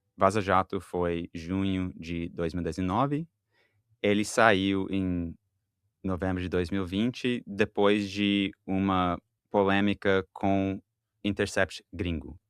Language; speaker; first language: Portuguese; non-native, fluent; English